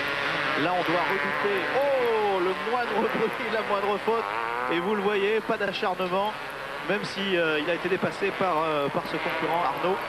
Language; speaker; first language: French; native; French